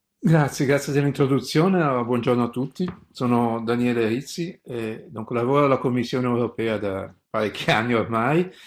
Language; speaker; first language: Italian; native; Italian